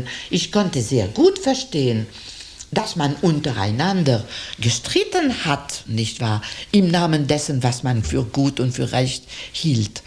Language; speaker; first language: German; non-native, fluent; French